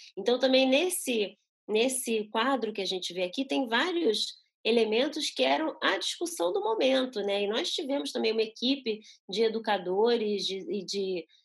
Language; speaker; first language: Portuguese; early bilingual, other home language; Spanish